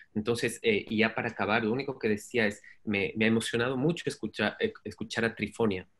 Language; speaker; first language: Spanish; native; Spanish